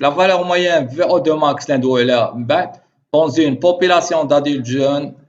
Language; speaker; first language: French; non-native, local second language; Arabic